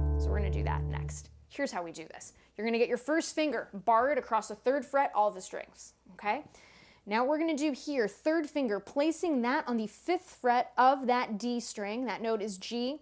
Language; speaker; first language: English; native; English